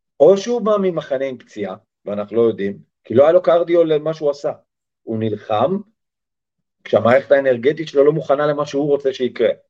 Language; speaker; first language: Hebrew; early bilingual, other home language; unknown